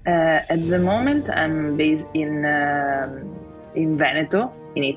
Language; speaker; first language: English; non-native, fluent; Italian